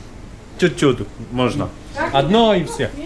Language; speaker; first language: Russian; non-native, learner; Polish